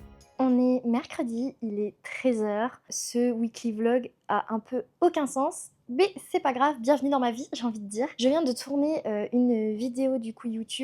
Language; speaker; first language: French; native; French